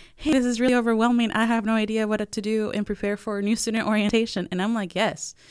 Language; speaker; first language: English; early bilingual, other home language; Spanish